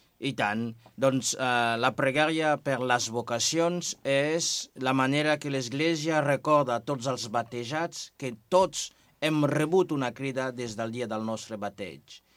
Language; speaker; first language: Catalan; non-native, fluent; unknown